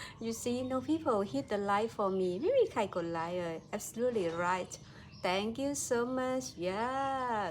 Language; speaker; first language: English; non-native, learner; Thai